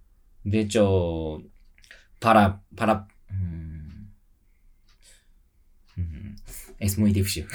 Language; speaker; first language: Spanish; non-native, learner; Japanese